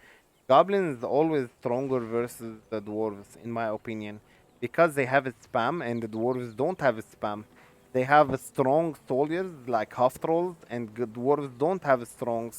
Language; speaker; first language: English; non-native, fluent; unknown